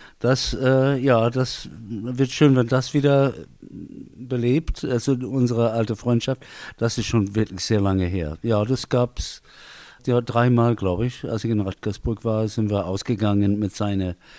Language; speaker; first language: German; early bilingual, heritage; English